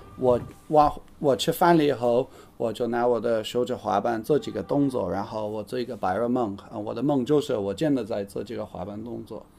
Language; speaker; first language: Chinese; non-native, fluent; English